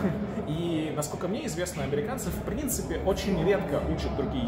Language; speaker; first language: Russian; native; Russian